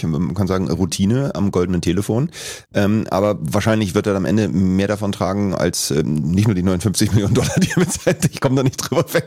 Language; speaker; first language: German; native; German